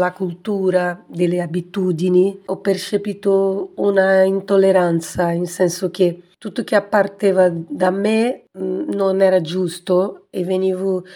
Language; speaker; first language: Italian; non-native, fluent; Portuguese